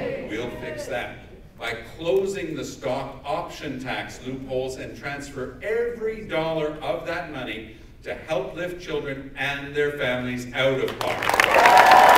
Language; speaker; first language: English; early bilingual, other home language; French